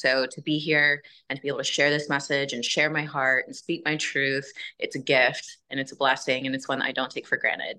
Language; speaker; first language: English; native; English